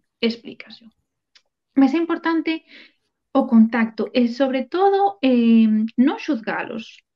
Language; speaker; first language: Galician; non-native, local second language; Spanish